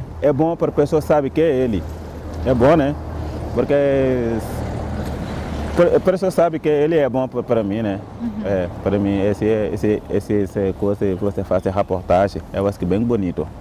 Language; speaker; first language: Portuguese; non-native, learner; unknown